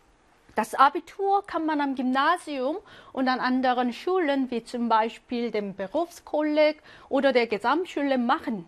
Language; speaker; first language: German; non-native, fluent; Korean